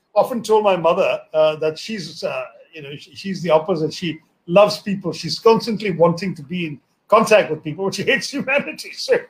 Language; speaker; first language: English; non-native, local second language; Malayalam